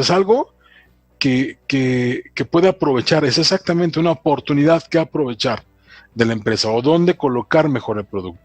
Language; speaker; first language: Spanish; native; Spanish